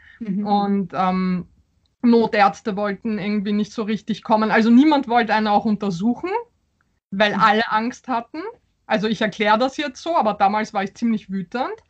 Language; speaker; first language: German; early bilingual, other home language; Polish